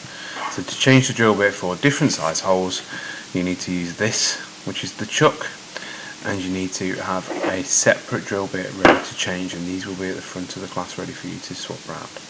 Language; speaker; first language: English; native; English